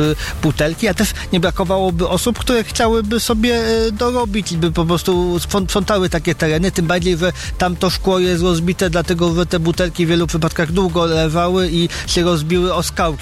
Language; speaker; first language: Polish; native; Polish